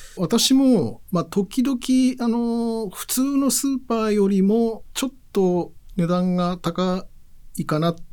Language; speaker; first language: Japanese; native; Japanese